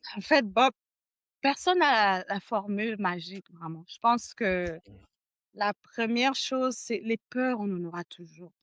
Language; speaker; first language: French; native; French